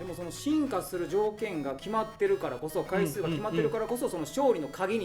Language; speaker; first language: Japanese; native; Japanese